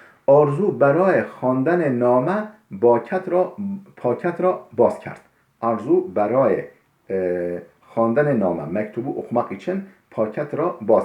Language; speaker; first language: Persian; non-native, fluent; Turkish